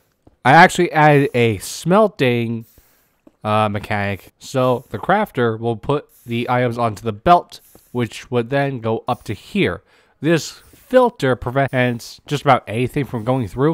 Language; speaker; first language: English; native; English